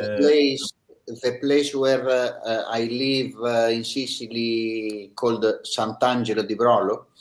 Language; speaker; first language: English; non-native, learner; Italian